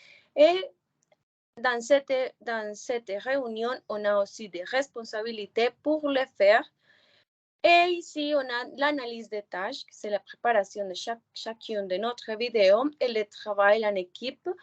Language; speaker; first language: French; non-native, learner; Spanish